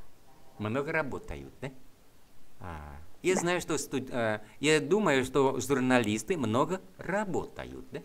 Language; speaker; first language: Russian; non-native, fluent; Vietnamese